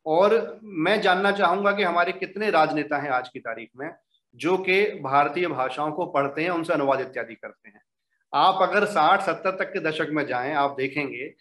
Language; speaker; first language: Hindi; native; Hindi